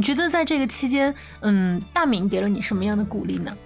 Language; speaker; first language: Chinese; native; Chinese